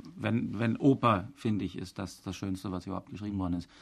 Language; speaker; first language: German; native; German